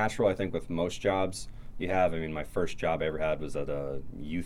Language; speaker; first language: English; native; English